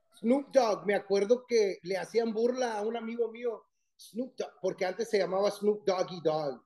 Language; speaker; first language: Spanish; early bilingual, heritage; Spanish